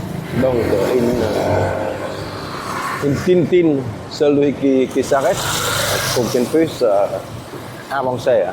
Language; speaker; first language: French; non-native, fluent; Vietnamese